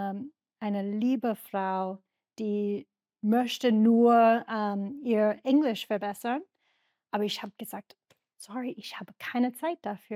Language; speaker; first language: German; non-native, fluent; English